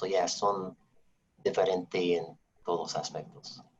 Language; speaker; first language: Spanish; non-native, fluent; English